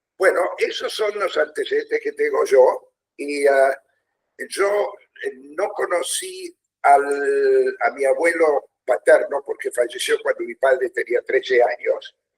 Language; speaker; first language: Spanish; early bilingual, other home language; German